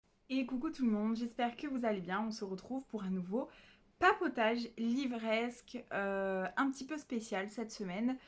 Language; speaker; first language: French; native; French